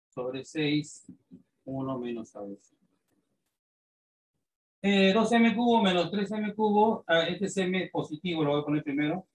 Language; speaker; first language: Spanish; native; Spanish